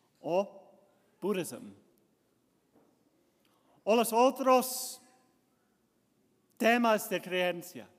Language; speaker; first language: Spanish; non-native, learner; English